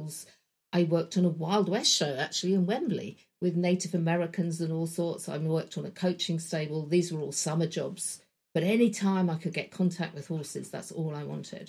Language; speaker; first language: English; native; English